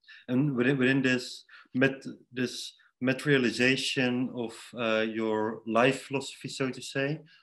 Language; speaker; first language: English; non-native, fluent; Dutch